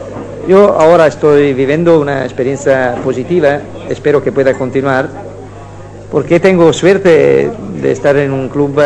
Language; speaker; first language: Spanish; non-native, fluent; Italian